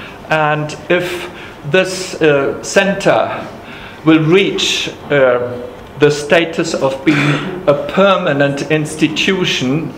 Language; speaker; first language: English; non-native, fluent; German